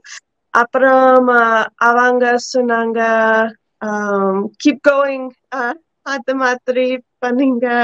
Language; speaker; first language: Tamil; non-native, learner; English